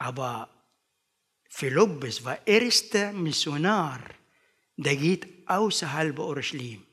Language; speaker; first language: German; non-native, learner; Arabic